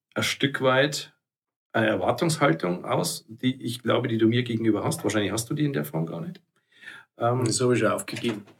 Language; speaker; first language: German; native; German